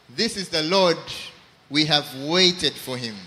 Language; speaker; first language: English; non-native, local second language; Swahili